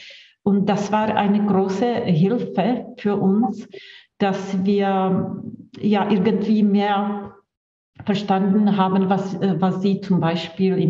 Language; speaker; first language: German; non-native, fluent; Czech